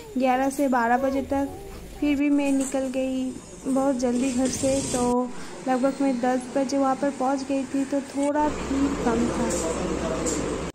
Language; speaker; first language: Hindi; non-native, local second language; Bangla